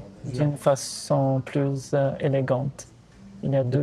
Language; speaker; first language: French; non-native, fluent; Portuguese